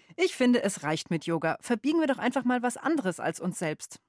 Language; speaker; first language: German; native; German